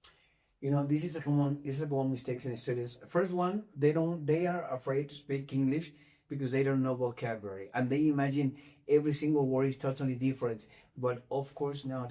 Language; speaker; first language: English; non-native, fluent; Spanish